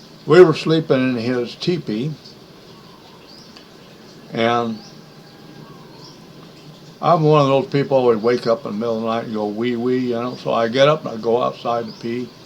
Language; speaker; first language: English; native; English